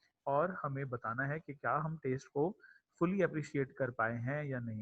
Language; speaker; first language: Hindi; native; Hindi